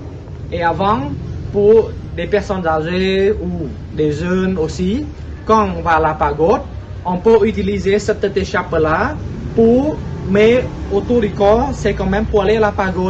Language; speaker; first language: French; non-native, fluent; Khmer